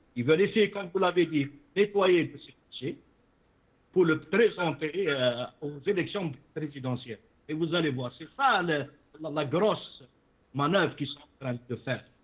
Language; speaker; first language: French; non-native, local second language; Arabic